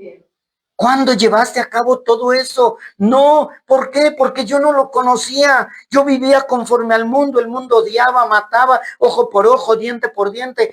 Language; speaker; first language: Spanish; native; Spanish